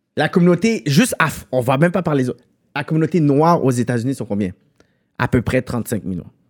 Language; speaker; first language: French; native; French